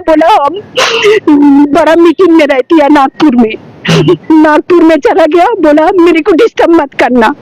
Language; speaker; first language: Hindi; non-native, local second language; Bangla